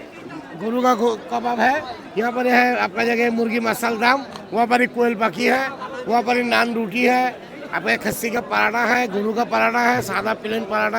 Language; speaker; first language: Hindi; non-native, learner; Bangla